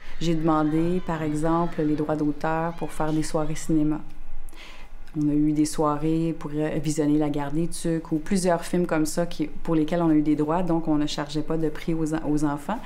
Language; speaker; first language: French; native; French